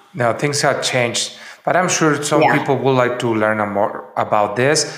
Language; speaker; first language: English; non-native, fluent; Spanish